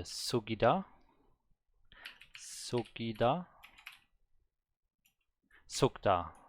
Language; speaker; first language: Korean; non-native, learner; German